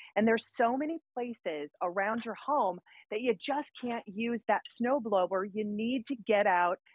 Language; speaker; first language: English; native; English